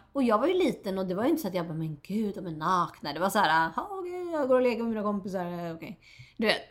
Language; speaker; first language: Swedish; native; Swedish